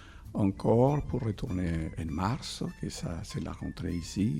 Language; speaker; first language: French; non-native, fluent; Spanish